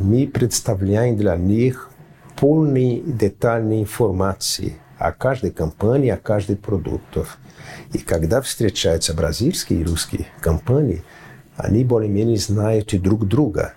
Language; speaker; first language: Russian; non-native, fluent; Portuguese